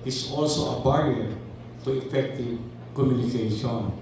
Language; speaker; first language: English; non-native, local second language; Filipino